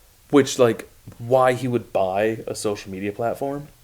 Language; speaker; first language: English; native; English